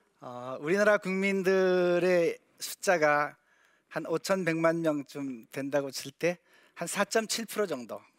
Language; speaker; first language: Korean; native; Korean